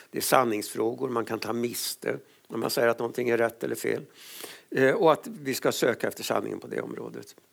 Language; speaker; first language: Swedish; native; Swedish